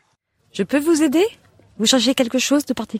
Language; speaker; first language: French; native; French